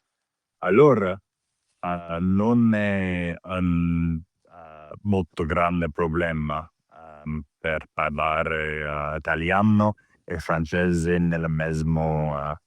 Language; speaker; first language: Italian; non-native, learner; English